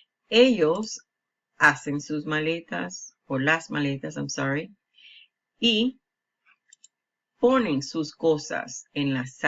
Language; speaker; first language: Spanish; non-native, fluent; English